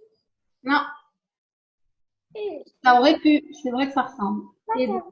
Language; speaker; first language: French; native; French